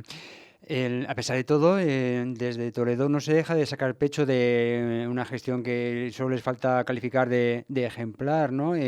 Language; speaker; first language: Spanish; native; Spanish